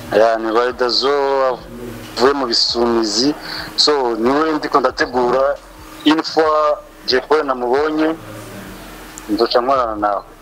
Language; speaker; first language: Rundi; native; Rundi